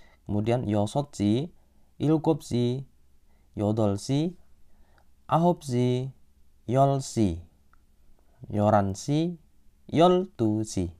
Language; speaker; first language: Korean; non-native, learner; Indonesian